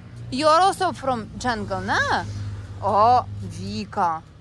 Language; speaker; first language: English; non-native, learner; Russian